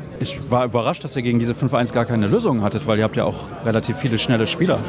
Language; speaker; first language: German; native; German